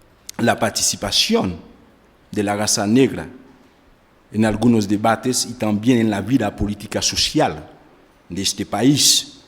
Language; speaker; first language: Spanish; non-native, fluent; Haitian Creole